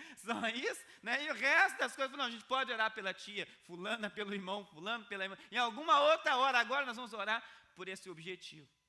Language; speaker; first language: Portuguese; native; Portuguese